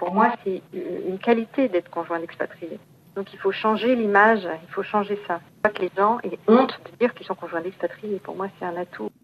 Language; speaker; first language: French; native; French